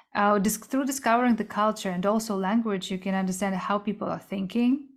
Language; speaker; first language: English; early bilingual, other home language; Korean